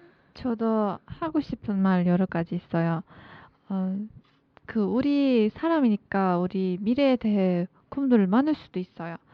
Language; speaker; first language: Korean; non-native, learner; Turkish